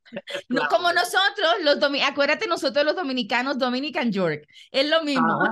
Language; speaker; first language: Spanish; native; Spanish